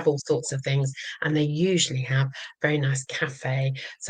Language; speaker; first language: English; native; English